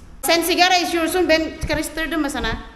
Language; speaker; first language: Turkish; non-native, learner; Filipino